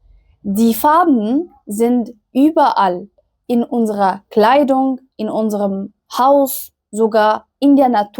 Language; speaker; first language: German; non-native, fluent; Arabic